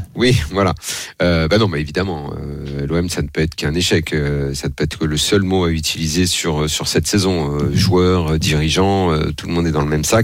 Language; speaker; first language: French; native; French